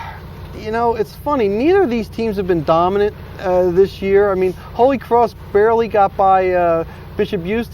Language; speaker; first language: English; native; English